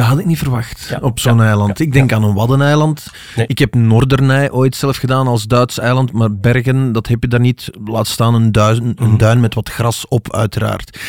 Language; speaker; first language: Dutch; native; Dutch